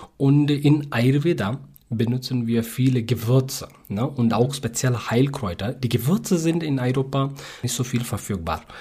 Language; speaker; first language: German; non-native, learner; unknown